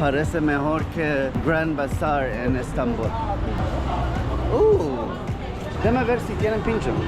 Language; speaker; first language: Spanish; non-native, fluent; English